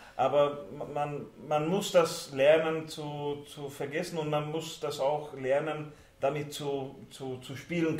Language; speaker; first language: German; non-native, fluent; Hungarian